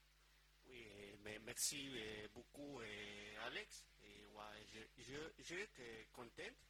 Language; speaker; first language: French; non-native, learner; Spanish